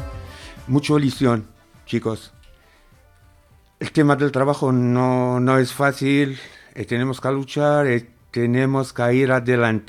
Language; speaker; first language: Spanish; non-native, fluent; Arabic